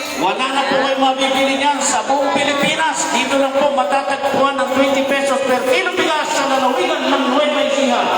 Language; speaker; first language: Filipino; native; Filipino